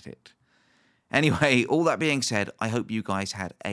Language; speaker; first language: English; native; English